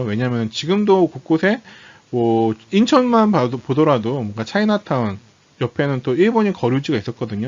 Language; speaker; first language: Korean; native; Korean